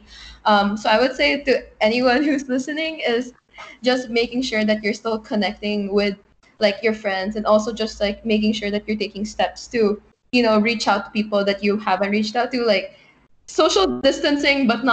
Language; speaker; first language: English; non-native, local second language; Filipino